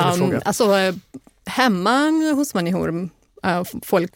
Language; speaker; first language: Swedish; non-native, fluent; Russian